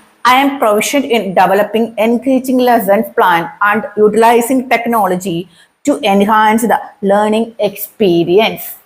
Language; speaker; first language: English; non-native, local second language; Malayalam